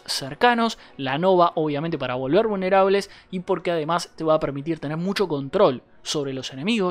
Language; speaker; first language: Spanish; native; Spanish